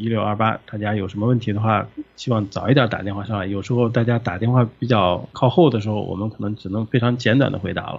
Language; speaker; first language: Chinese; native; Chinese